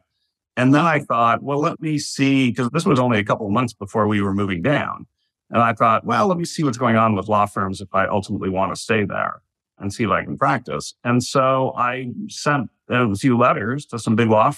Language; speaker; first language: English; native; English